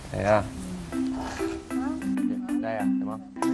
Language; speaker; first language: Vietnamese; non-native, learner; English